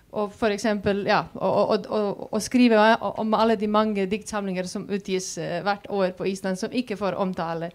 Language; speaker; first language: Swedish; non-native, fluent; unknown